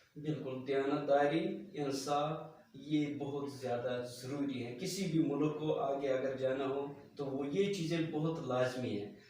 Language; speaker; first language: Urdu; non-native, local second language; Kashmiri